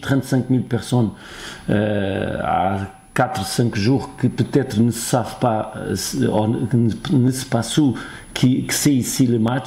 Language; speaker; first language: French; non-native, fluent; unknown